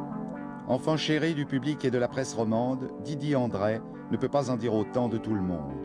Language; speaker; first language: French; native; French